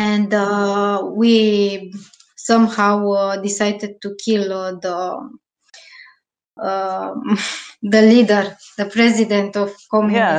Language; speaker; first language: English; non-native, learner; Romanian